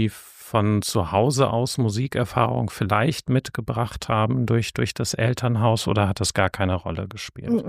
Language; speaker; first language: German; native; German